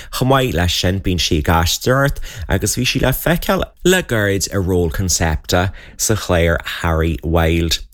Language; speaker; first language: Irish; native; Irish